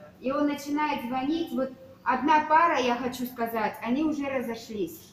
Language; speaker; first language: Russian; native; Russian